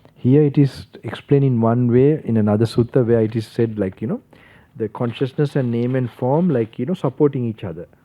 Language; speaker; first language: English; non-native, local second language; Sinhala